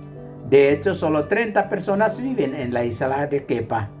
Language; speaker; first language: Spanish; non-native, fluent; Indonesian